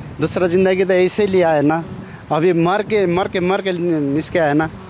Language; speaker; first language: Hindi; non-native, learner; Nepali